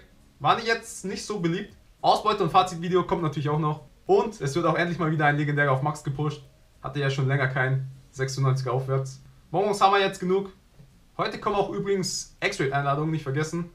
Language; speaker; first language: German; native; German